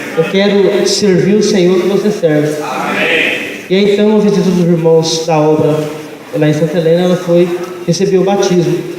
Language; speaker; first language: Portuguese; native; Portuguese